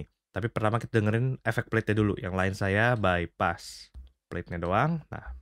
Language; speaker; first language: Indonesian; native; Indonesian